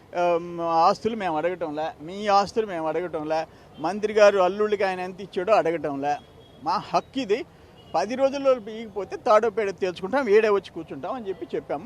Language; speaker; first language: Telugu; native; Telugu